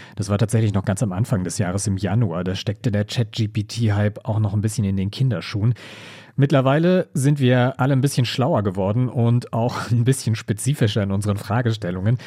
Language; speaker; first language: German; native; German